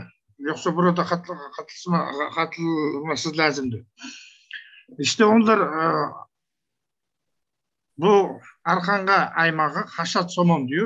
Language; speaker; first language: Turkish; non-native, learner; Kazakh